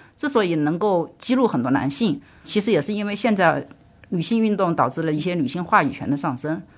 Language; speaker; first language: Chinese; native; Chinese